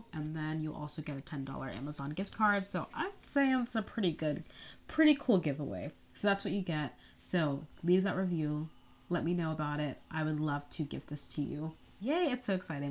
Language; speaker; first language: English; native; English